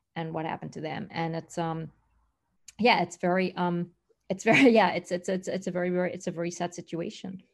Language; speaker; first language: English; native; English